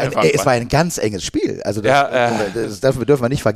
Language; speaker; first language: German; native; German